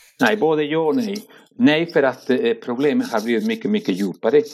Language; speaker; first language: Swedish; non-native, fluent; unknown